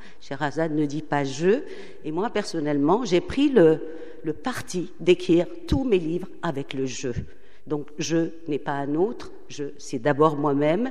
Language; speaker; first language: French; non-native, local second language; Arabic